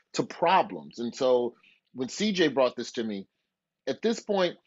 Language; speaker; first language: English; native; English